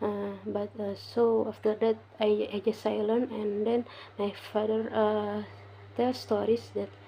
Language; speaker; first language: English; non-native, learner; Indonesian